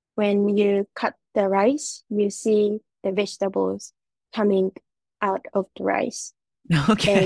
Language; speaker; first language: English; non-native, fluent; Japanese